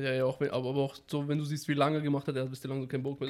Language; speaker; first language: German; native; German